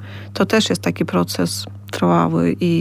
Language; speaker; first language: Polish; non-native, fluent; Ukrainian